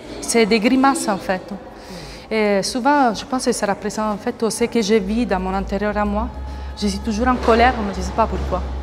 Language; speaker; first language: French; non-native, fluent; Italian